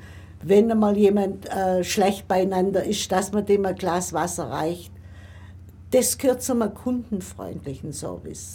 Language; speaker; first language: German; native; German